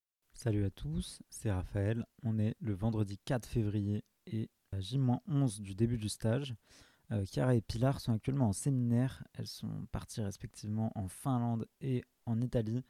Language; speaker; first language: French; native; French